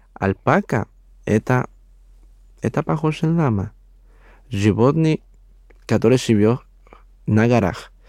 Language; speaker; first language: Russian; non-native, learner; Spanish